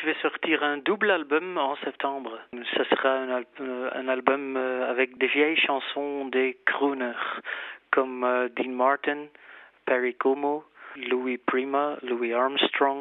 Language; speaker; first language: French; non-native, fluent; Dutch